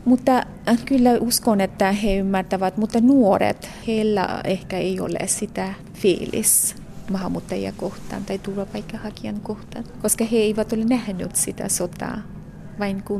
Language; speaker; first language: Finnish; non-native, fluent; Bangla